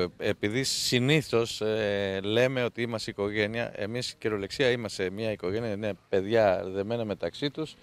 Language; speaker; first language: Greek; non-native, fluent; Spanish